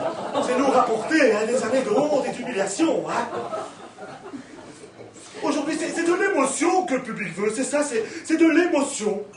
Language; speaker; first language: French; native; French